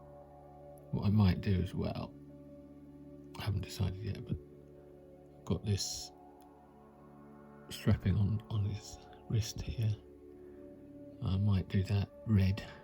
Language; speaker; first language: English; native; English